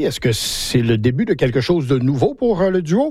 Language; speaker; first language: French; native; French